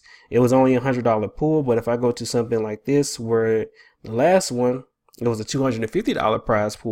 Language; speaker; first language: English; native; English